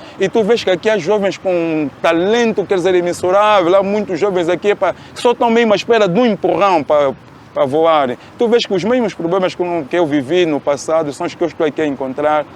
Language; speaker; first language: Portuguese; native; Portuguese